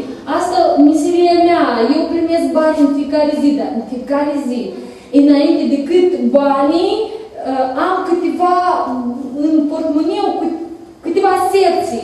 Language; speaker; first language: Romanian; non-native, learner; Russian